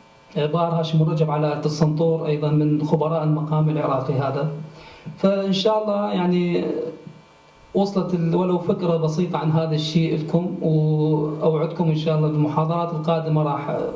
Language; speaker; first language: Arabic; native; Arabic